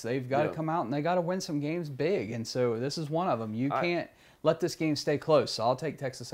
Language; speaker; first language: English; native; English